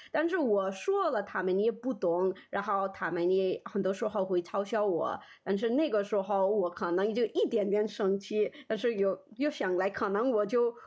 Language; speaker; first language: Chinese; non-native, fluent; Nepali